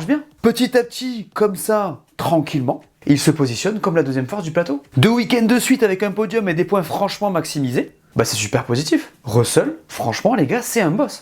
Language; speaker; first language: French; native; French